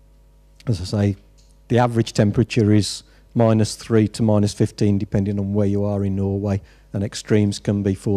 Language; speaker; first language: English; native; English